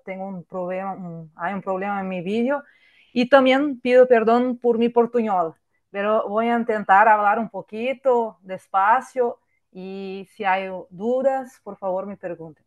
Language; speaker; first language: Spanish; non-native, fluent; Portuguese